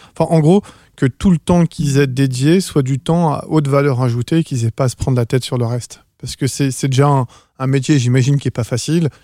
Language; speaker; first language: French; native; French